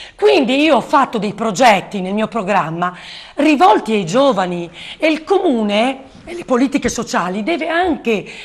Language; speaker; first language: Italian; native; Italian